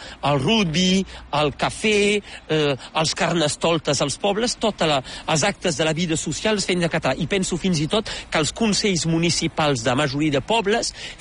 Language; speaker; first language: Catalan; native; Catalan